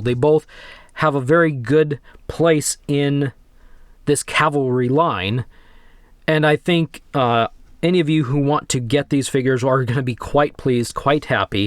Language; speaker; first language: English; native; English